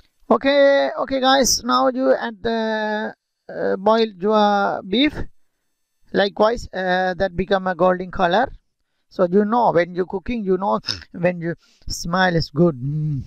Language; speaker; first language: English; non-native, local second language; Tamil